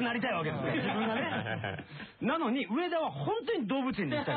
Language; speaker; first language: Japanese; native; Japanese